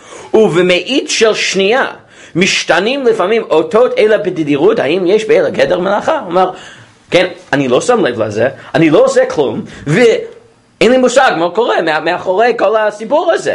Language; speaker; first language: Hebrew; non-native, fluent; English